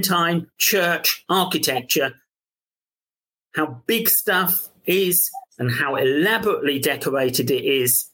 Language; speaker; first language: English; native; English